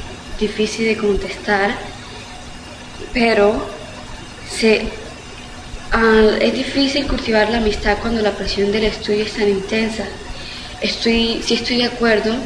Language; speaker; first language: Spanish; early bilingual, heritage; Spanish